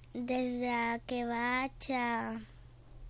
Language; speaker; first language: Catalan; non-native, local second language; Spanish